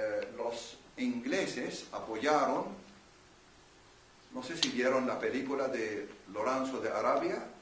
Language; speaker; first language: Spanish; non-native, fluent; Arabic